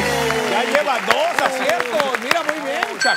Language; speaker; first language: Spanish; native; Spanish